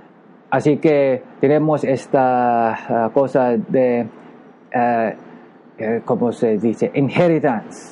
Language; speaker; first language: Spanish; non-native, learner; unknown